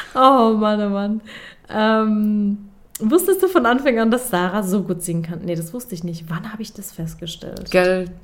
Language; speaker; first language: German; early bilingual, other home language; Turkish